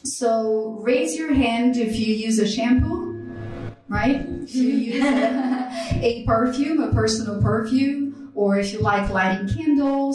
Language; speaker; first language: English; non-native, fluent; Portuguese